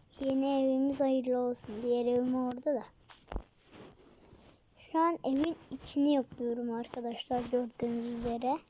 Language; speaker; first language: Turkish; native; Turkish